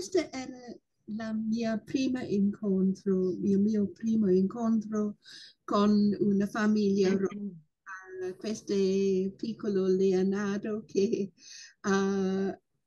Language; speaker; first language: Italian; non-native, fluent; English